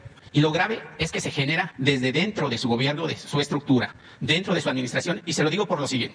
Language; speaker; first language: Spanish; native; Spanish